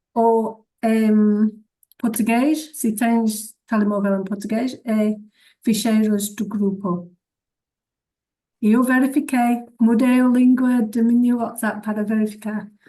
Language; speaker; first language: Portuguese; non-native, learner; English